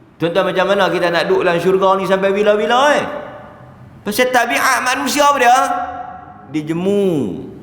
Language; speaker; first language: Malay; native; Malay